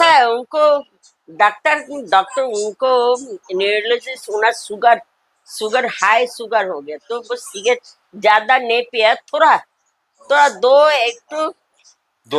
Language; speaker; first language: Hindi; non-native, local second language; Bangla